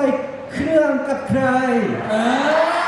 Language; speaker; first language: Thai; non-native, learner; Korean